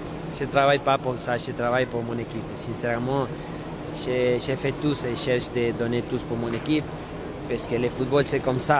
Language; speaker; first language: French; non-native, learner; Spanish